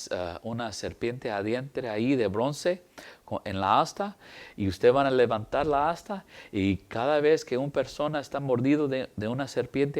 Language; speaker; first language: Spanish; early bilingual, heritage; English